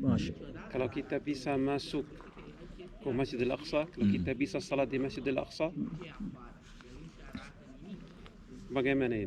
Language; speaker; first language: Indonesian; non-native, learner; Arabic